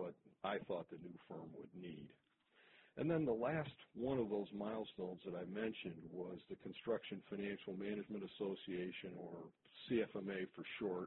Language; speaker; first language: English; native; English